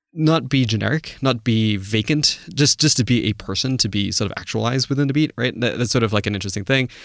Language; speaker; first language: English; non-native, local second language; Chinese